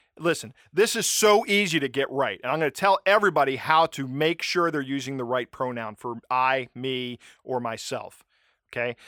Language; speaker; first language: English; native; English